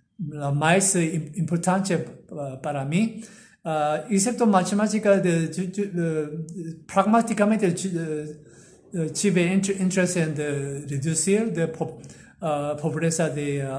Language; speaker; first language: Portuguese; non-native, learner; Korean